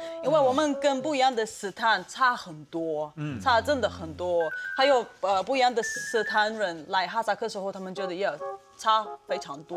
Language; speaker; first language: Chinese; non-native, fluent; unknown